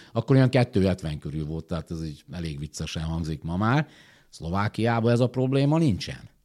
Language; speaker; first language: Hungarian; native; Hungarian